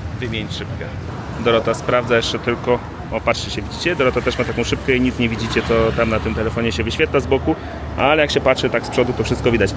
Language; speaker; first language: Polish; native; Polish